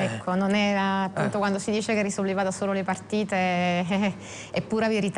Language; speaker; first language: Italian; native; Italian